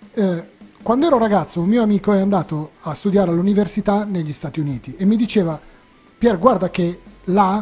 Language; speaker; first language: Italian; native; Italian